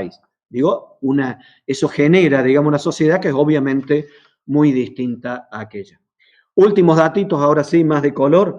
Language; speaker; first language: Spanish; native; Spanish